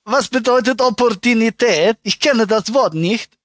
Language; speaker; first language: German; native; German